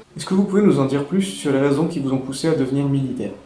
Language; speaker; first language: French; native; French